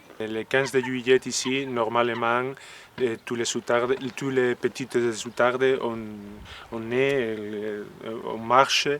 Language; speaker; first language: French; non-native, learner; Spanish